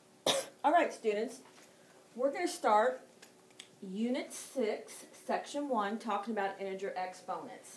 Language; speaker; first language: English; native; English